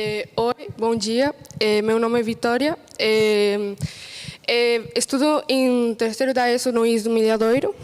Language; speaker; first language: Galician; early bilingual, other home language; Portuguese